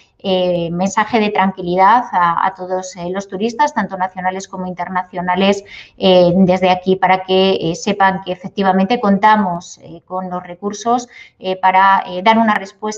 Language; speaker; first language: Spanish; native; Spanish